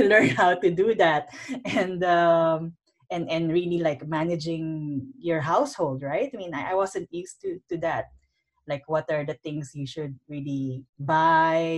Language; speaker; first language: English; non-native, local second language; Filipino